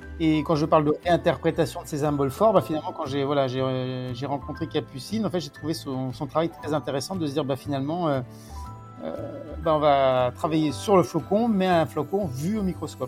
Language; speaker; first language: French; native; French